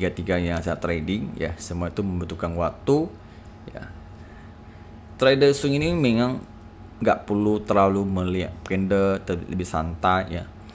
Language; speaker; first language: Indonesian; native; Indonesian